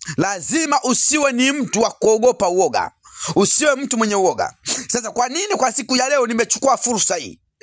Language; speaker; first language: Swahili; native; Swahili